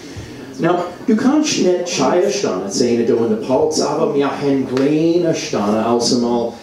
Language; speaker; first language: German; non-native, learner; English